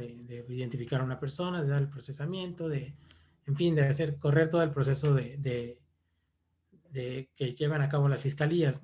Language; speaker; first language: Spanish; native; Spanish